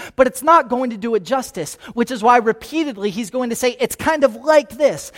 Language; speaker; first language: English; native; English